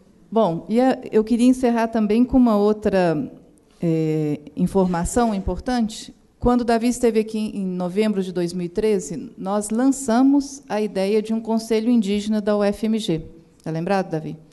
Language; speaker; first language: Portuguese; native; Portuguese